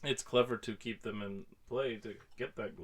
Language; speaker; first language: English; native; English